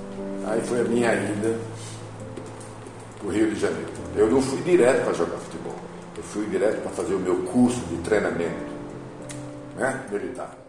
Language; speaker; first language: Portuguese; native; Portuguese